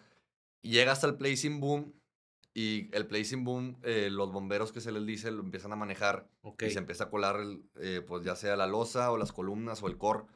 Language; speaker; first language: Spanish; native; Spanish